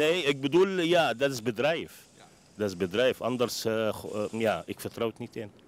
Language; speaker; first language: Dutch; non-native, learner; Arabic